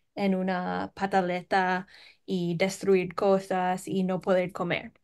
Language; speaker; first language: Spanish; non-native, fluent; English